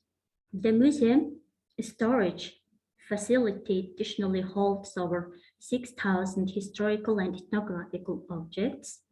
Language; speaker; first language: English; non-native, fluent; Mongolian